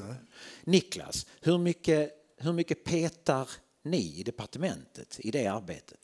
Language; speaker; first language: Swedish; native; Swedish